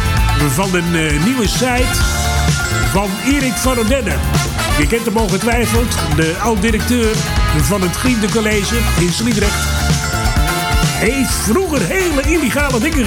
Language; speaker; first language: Dutch; native; Dutch